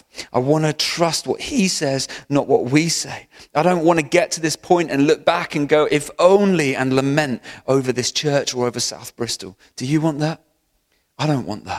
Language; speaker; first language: English; native; English